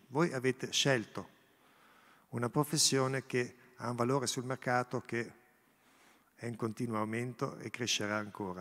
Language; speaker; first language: Italian; non-native, local second language; German